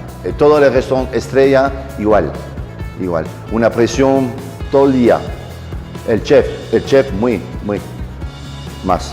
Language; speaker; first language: Spanish; non-native, learner; French